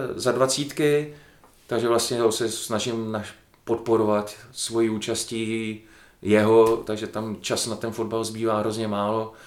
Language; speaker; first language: Czech; native; Czech